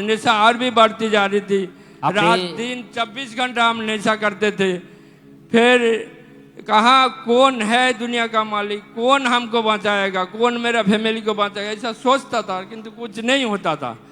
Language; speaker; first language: Hindi; non-native, local second language; Odia